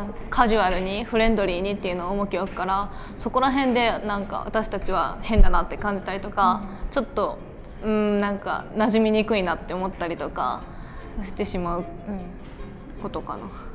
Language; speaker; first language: Japanese; native; Japanese